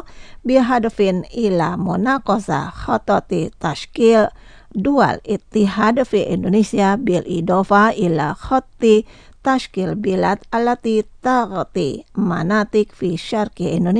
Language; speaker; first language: Arabic; non-native, fluent; Indonesian